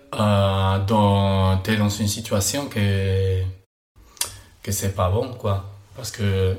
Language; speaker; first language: French; non-native, learner; Spanish